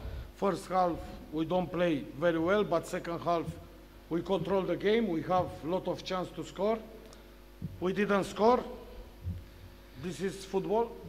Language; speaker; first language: English; non-native, learner; Romanian